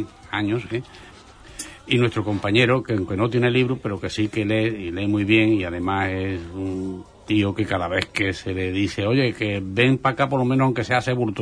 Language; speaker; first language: Spanish; native; Spanish